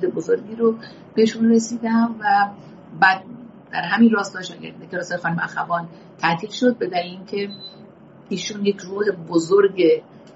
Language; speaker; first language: Persian; non-native, local second language; Azerbaijani